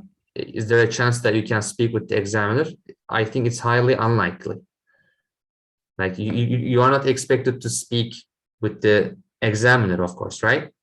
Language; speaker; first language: English; non-native, fluent; Turkish